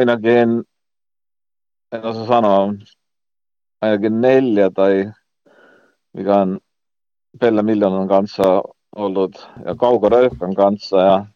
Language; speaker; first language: Finnish; non-native, fluent; Estonian